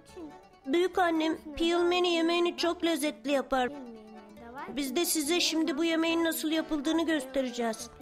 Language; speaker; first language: Turkish; early bilingual, heritage; Turkish